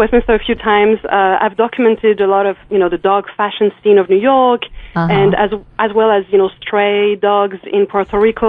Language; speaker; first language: English; non-native, fluent; French